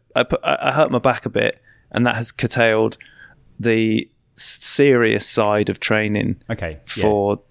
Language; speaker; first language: English; native; English